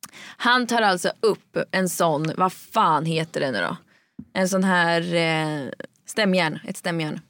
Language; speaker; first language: Swedish; native; Swedish